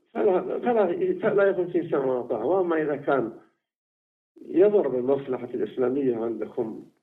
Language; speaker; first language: Arabic; native; Arabic